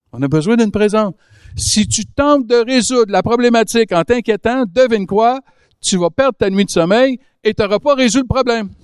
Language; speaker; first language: French; native; French